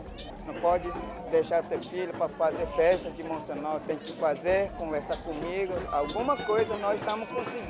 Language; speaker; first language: Portuguese; non-native, local second language; Ticuna